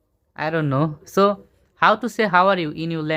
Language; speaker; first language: English; non-native, fluent; Bangla